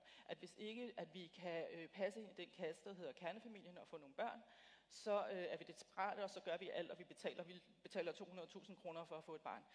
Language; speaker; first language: Danish; native; Danish